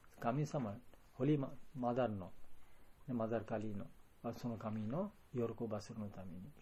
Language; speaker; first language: Japanese; non-native, learner; Bangla